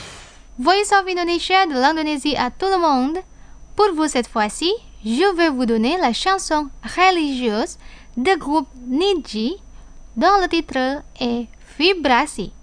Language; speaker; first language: French; non-native, fluent; Indonesian